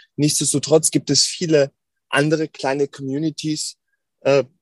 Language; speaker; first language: German; native; German